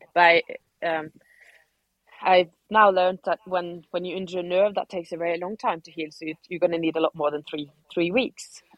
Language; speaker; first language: English; non-native, fluent; Norwegian